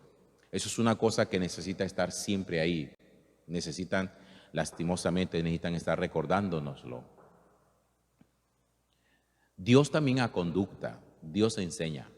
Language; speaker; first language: Spanish; native; Spanish